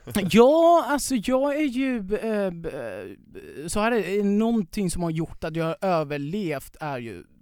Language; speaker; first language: Swedish; non-native, fluent; Persian